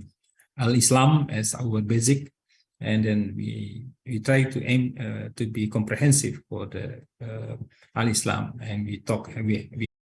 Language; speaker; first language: English; non-native, learner; Indonesian